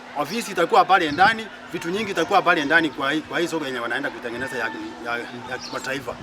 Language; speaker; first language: Swahili; non-native, local second language; Gusii